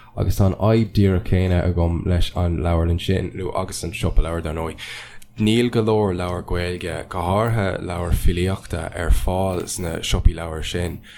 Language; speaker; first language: Irish; non-native, local second language; English